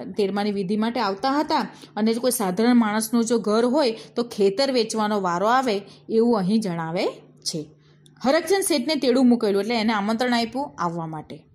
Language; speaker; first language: Gujarati; native; Gujarati